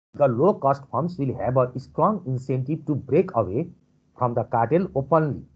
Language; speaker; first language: English; non-native, local second language; Nepali